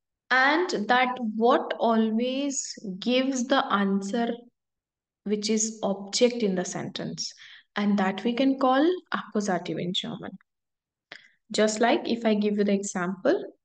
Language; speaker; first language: English; non-native, local second language; Hindi